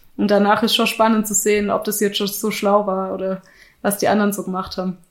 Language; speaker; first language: German; native; German